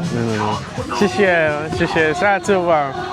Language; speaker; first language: Chinese; non-native, learner; English